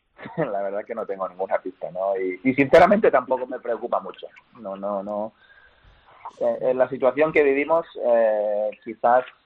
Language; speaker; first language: Spanish; native; Spanish